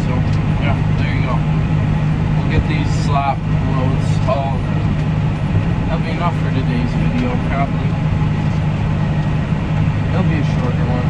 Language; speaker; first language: English; native; English